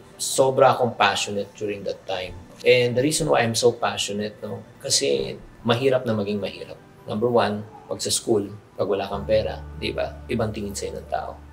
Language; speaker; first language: Filipino; native; Filipino